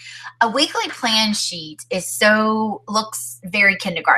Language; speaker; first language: English; native; English